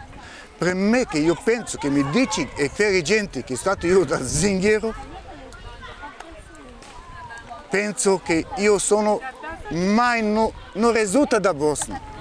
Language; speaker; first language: Italian; non-native, learner; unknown